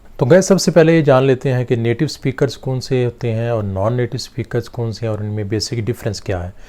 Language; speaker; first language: Urdu; native; Urdu